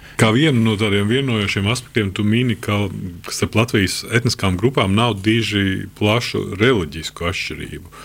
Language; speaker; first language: Latvian; native; Latvian